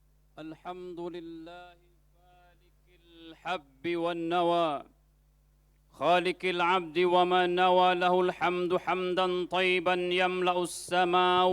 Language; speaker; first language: Arabic; non-native, fluent; Indonesian